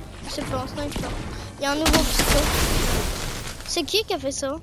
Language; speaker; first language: French; native; French